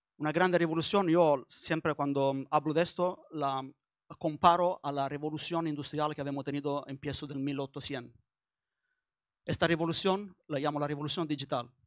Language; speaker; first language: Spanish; non-native, learner; Italian